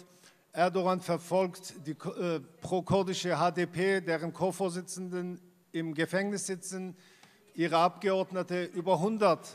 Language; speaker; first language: German; early bilingual, other home language; Kurdish